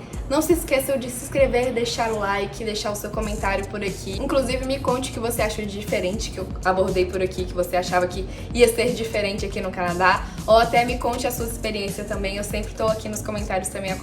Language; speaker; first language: Portuguese; native; Portuguese